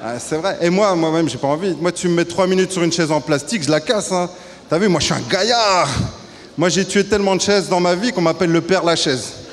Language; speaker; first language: French; native; French